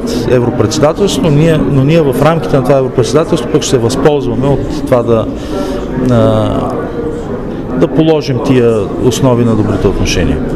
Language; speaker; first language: Bulgarian; native; Bulgarian